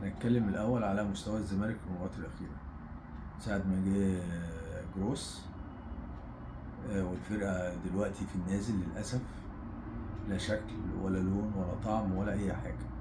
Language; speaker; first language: Arabic; native; Arabic